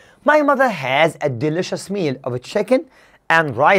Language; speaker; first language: English; non-native, fluent; Arabic